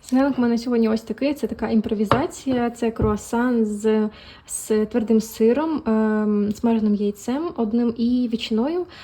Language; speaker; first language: Ukrainian; non-native, local second language; Russian